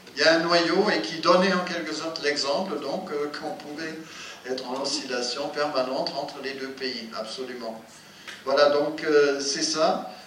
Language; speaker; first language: French; non-native, fluent; German